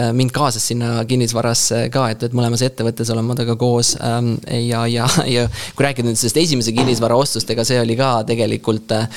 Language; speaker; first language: Estonian; native; Estonian